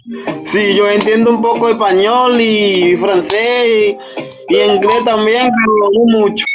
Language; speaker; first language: Spanish; non-native, learner; Haitian Creole